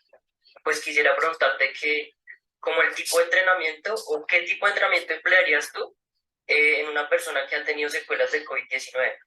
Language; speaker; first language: Spanish; native; Spanish